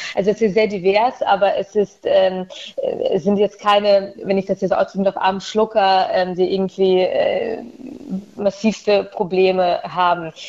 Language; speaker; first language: German; early bilingual, other home language; Russian